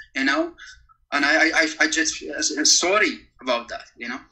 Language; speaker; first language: English; non-native, fluent; Kurdish